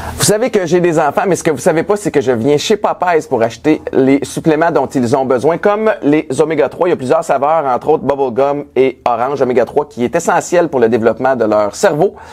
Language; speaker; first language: French; native; French